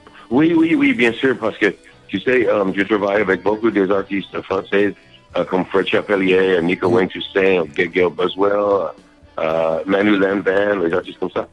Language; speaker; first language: French; non-native, learner; English